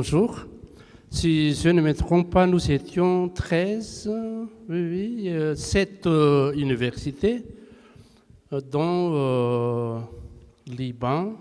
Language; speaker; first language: French; non-native, local second language; Malagasy